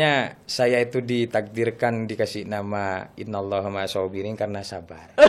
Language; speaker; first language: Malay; non-native, local second language; Madurese